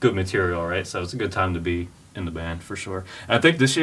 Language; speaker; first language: English; native; English